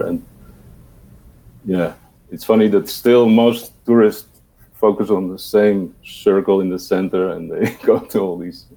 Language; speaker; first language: English; non-native, fluent; Dutch